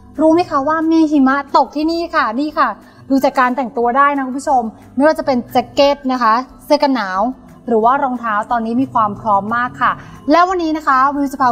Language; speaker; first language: Thai; native; Thai